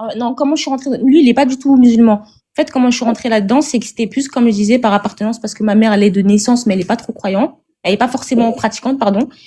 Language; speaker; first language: French; native; French